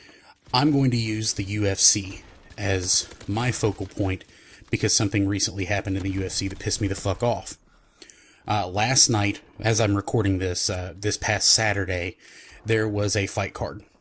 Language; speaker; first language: English; native; English